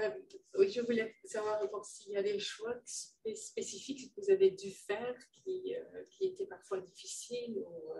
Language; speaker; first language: French; non-native, fluent; Dutch